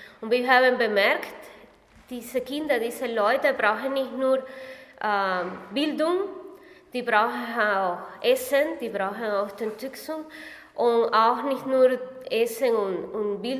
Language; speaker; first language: German; non-native, fluent; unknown